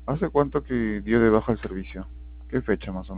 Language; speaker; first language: Spanish; native; Spanish